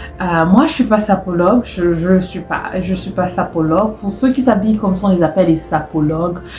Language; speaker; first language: French; non-native, local second language; Lingala